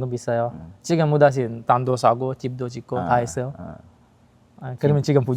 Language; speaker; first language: Korean; non-native, fluent; Sinhala